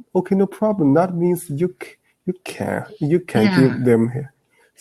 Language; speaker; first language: English; non-native, learner; Chinese